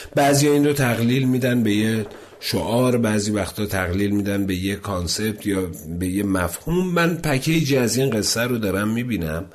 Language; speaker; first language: Persian; non-native, local second language; Azerbaijani